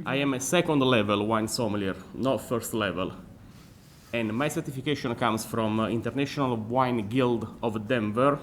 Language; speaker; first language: English; non-native, fluent; Italian